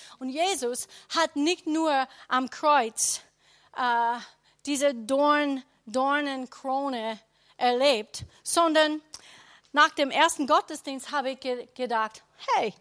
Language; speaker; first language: German; non-native, learner; English